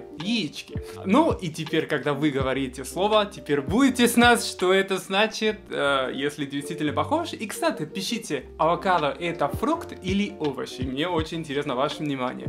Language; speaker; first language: Russian; non-native, fluent; Spanish